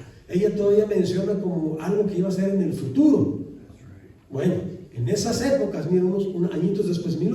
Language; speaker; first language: Spanish; native; Spanish